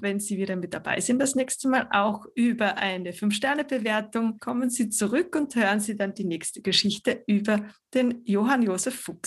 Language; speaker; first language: German; native; German